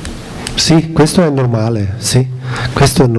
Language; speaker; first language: Italian; non-native, learner; German